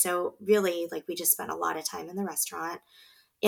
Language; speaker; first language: English; native; English